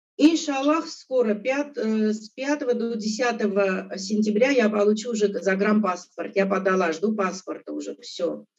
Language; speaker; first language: Russian; non-native, local second language; Armenian